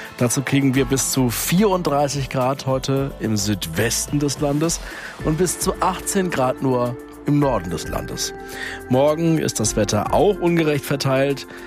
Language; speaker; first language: German; native; German